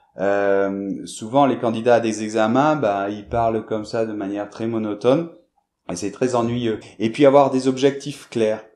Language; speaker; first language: French; native; French